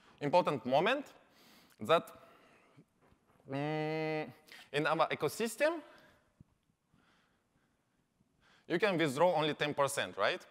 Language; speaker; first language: English; non-native, learner; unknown